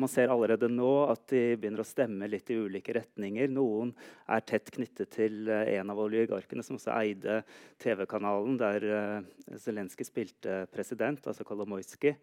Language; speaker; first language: Norwegian; native; Norwegian